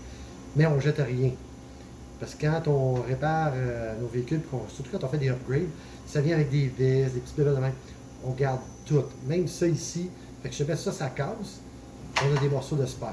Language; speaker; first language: French; native; French